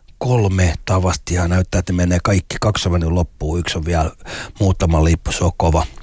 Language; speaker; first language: Finnish; native; Finnish